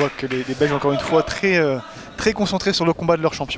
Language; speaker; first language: French; native; French